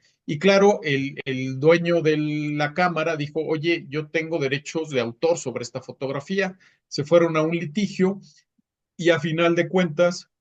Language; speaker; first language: Spanish; native; Spanish